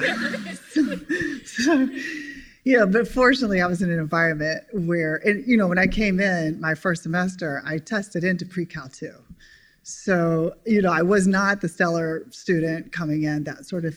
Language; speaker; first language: English; native; English